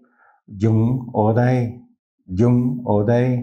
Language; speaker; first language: Vietnamese; non-native, learner; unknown